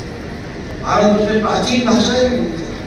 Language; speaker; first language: Hindi; non-native, local second language; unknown